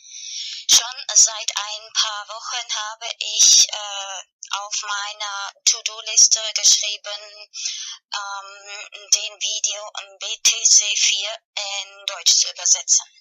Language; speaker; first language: German; non-native, fluent; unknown